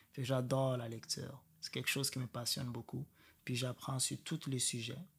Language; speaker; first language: French; non-native, local second language; Rundi